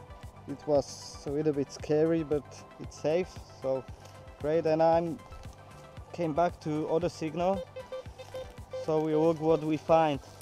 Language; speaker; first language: English; non-native, learner; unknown